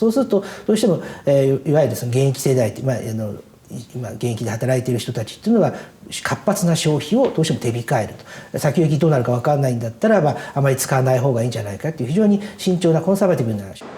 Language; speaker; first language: Japanese; native; Japanese